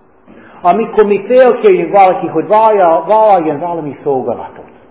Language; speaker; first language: Hungarian; non-native, fluent; English